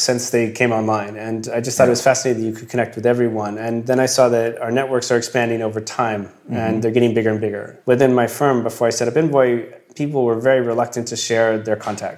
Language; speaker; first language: English; native; English